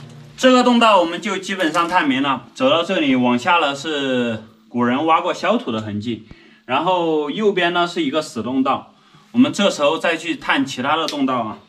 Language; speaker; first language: Chinese; native; Chinese